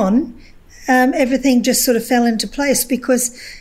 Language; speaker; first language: English; native; English